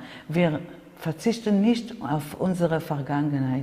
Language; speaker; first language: German; non-native, fluent; Hebrew